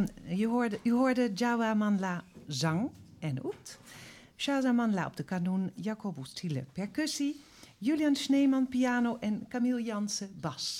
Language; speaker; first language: Dutch; native; Dutch